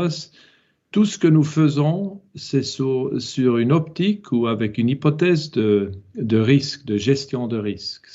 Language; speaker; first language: French; non-native, local second language; German